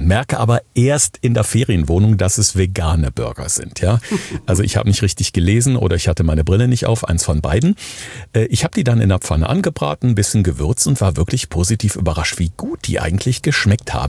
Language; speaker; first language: German; native; German